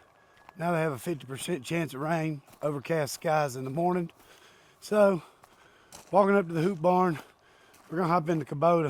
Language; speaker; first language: English; native; English